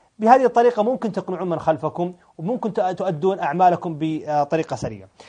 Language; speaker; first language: Arabic; native; Arabic